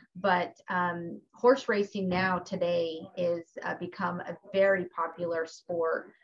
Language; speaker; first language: English; native; English